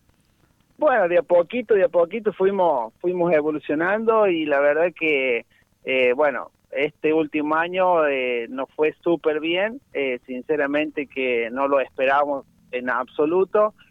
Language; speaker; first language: Spanish; native; Spanish